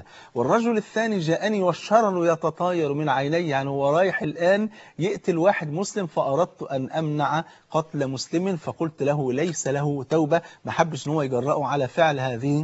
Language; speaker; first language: Arabic; native; Arabic